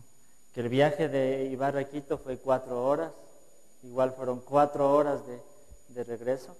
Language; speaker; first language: Spanish; native; Spanish